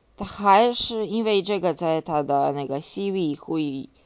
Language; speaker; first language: Chinese; non-native, fluent; Serbian